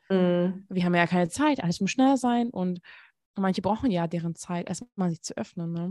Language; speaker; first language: German; non-native, fluent; Hungarian